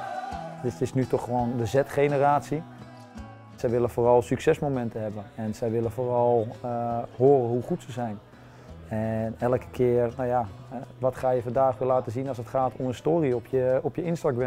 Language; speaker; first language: Dutch; native; Dutch